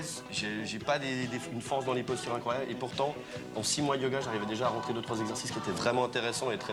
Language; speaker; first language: French; native; French